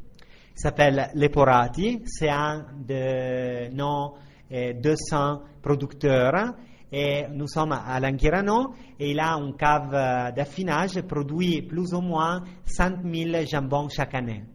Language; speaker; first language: French; non-native, fluent; Italian